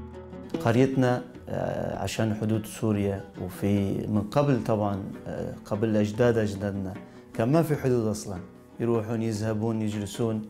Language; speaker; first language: Arabic; non-native, local second language; Turkish